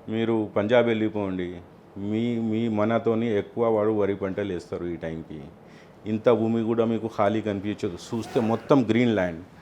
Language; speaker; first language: Telugu; non-native, local second language; Urdu